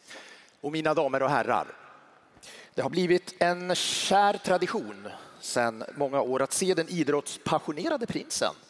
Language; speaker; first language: Swedish; native; Swedish